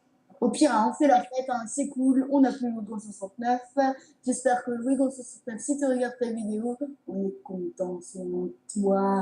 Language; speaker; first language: French; native; French